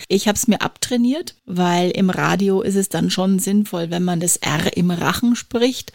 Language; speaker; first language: German; native; German